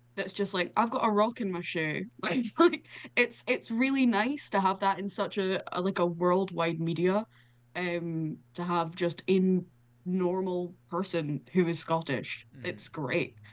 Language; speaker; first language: English; native; English